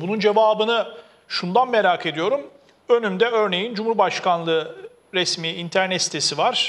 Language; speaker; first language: Turkish; native; Turkish